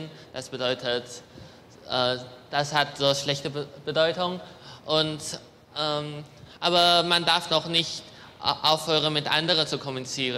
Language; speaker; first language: German; non-native, learner; Chinese